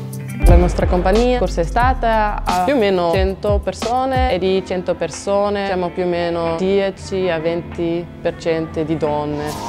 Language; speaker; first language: Italian; non-native, local second language; Swiss German